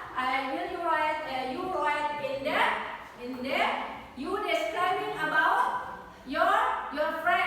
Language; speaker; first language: English; non-native, learner; Indonesian